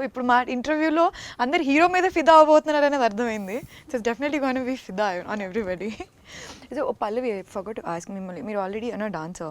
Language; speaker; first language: Telugu; native; Telugu